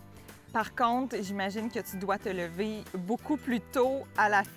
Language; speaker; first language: French; native; French